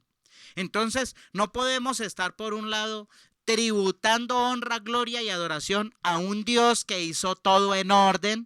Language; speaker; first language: Spanish; native; Spanish